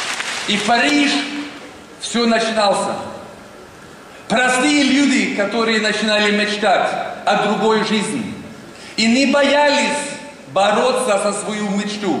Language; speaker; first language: Russian; non-native, learner; Swedish